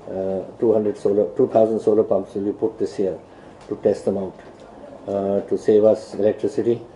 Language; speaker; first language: English; non-native, local second language; Punjabi